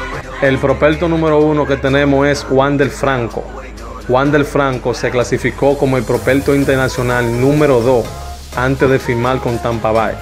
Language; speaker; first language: Spanish; native; Spanish